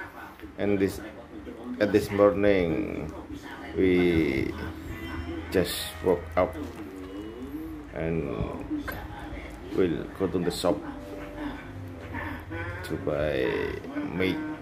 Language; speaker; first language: English; non-native, learner; Indonesian